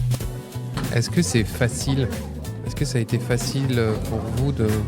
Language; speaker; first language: French; native; French